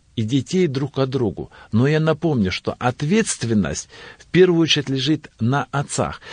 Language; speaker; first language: Russian; native; Russian